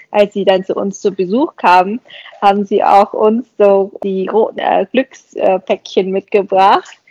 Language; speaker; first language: German; early bilingual, other home language; Vietnamese